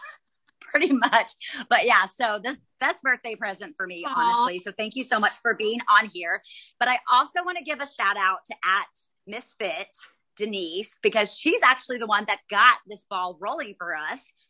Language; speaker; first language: English; native; English